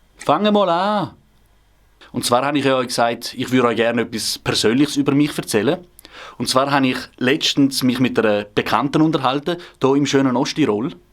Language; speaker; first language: German; non-native, local second language; Romansh